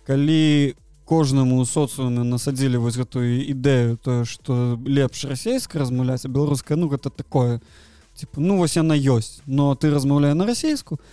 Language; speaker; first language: Belarusian; non-native, local second language; Russian